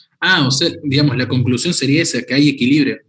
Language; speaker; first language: Spanish; native; Spanish